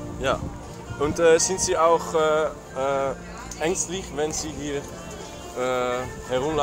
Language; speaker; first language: German; non-native, learner; Dutch